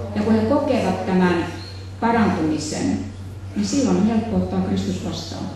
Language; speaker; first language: Finnish; native; Finnish